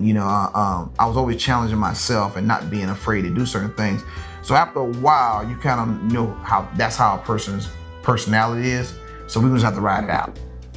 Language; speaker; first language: English; native; English